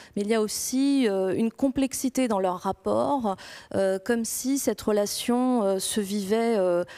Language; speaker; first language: French; non-native, fluent; Greek